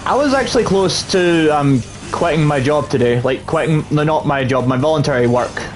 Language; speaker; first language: English; native; English